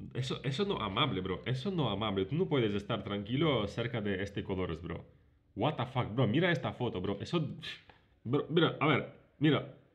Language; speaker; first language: Spanish; non-native, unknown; Ukrainian